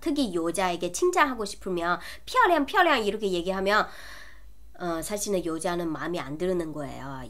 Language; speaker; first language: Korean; non-native, fluent; Chinese